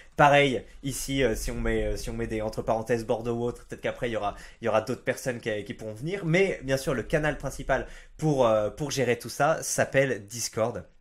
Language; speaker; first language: French; native; French